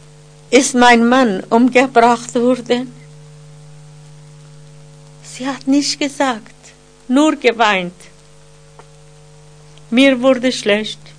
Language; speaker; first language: German; non-native, fluent; Persian